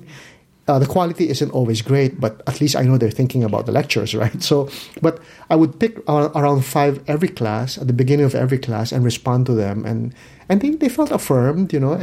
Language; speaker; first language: English; non-native, local second language; Filipino